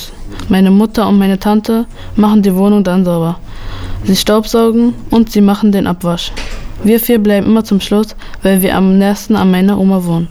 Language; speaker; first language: German; early bilingual, other home language; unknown